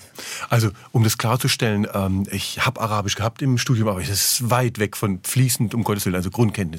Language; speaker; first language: German; native; German